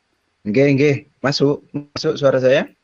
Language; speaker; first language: Indonesian; non-native, local second language; Javanese